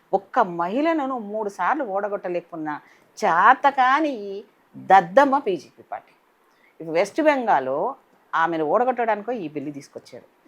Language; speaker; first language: Telugu; native; Telugu